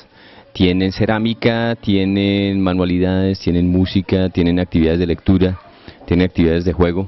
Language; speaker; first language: Spanish; native; Spanish